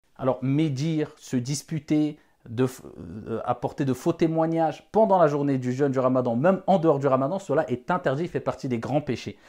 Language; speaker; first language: French; non-native, local second language; Wolof